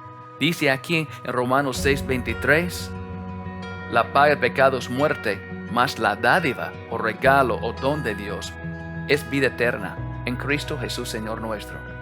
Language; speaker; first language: Spanish; non-native, fluent; English